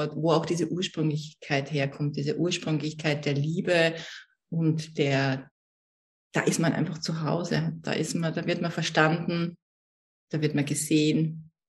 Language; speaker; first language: German; native; German